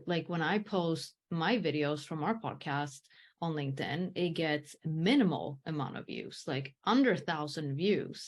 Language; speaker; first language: English; early bilingual, heritage; English